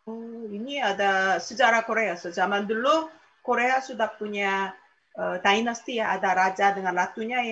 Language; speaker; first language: Indonesian; non-native, fluent; Korean